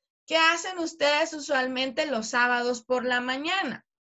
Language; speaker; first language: Spanish; native; Spanish